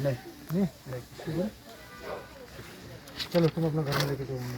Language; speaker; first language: Hindi; non-native, local second language; Khasi